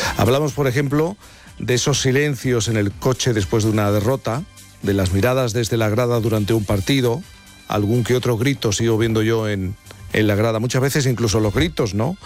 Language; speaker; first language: Spanish; native; Spanish